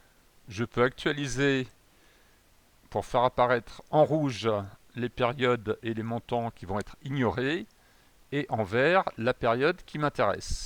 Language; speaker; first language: French; native; French